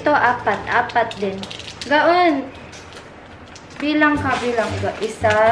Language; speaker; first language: Filipino; early bilingual, heritage; Filipino